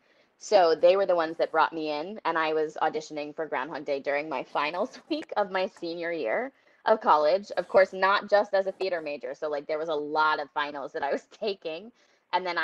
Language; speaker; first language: English; native; English